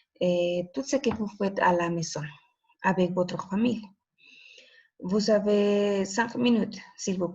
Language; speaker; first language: French; non-native, fluent; Spanish